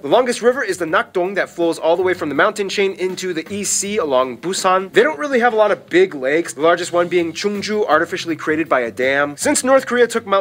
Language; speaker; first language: English; early bilingual, other home language; Korean